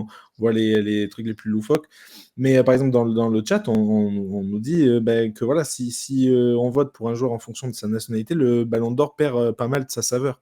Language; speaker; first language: French; native; French